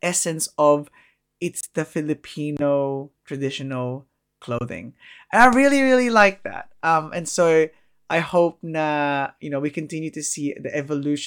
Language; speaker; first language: English; non-native, local second language; Filipino